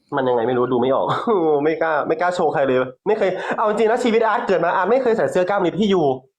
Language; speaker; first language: Thai; native; Thai